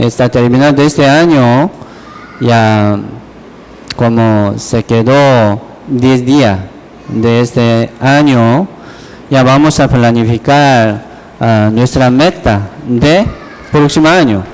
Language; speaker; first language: Spanish; non-native, learner; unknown